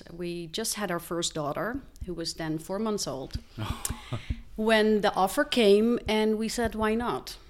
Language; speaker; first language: English; non-native, fluent; Dutch